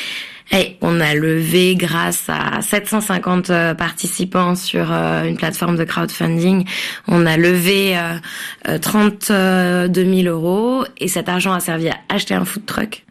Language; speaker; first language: French; native; French